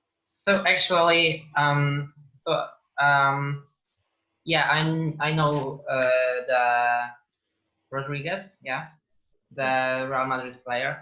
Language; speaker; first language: English; non-native, learner; Polish